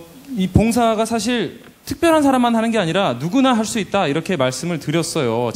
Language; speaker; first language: Korean; native; Korean